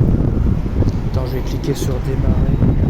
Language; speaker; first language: French; native; French